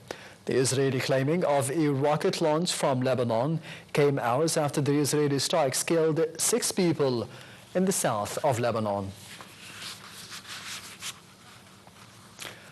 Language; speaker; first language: English; non-native, local second language; Arabic